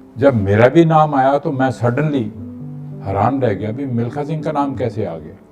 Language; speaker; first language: Urdu; non-native, local second language; Punjabi